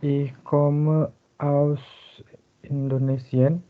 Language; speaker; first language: German; non-native, learner; Indonesian